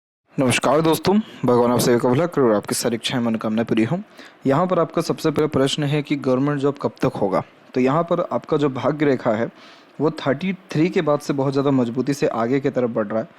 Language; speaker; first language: Hindi; native; Hindi